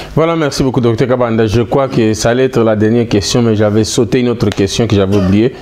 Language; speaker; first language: French; non-native, local second language; Lingala